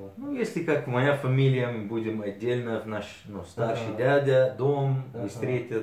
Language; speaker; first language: Russian; early bilingual, heritage; Arabic